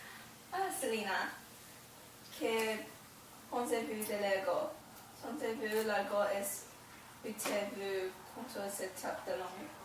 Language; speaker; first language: French; non-native, learner; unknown